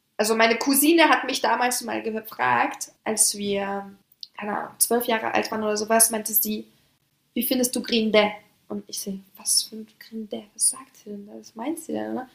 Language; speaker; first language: German; early bilingual, other home language; French